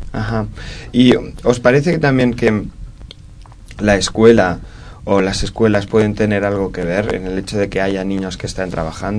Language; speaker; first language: Spanish; native; Spanish